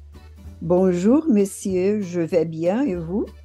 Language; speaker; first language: French; non-native, fluent; Portuguese